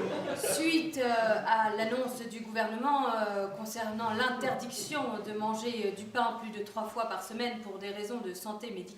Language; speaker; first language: French; native; French